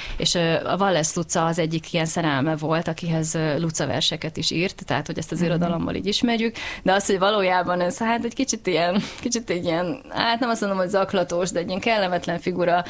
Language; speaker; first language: Hungarian; native; Hungarian